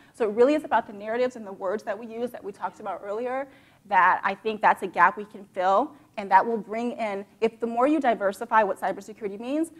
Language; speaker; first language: English; native; English